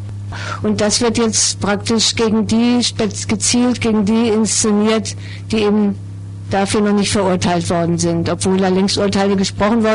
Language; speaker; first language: German; native; German